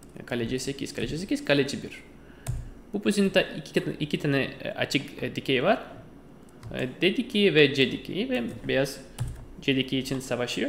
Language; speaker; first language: Turkish; non-native, fluent; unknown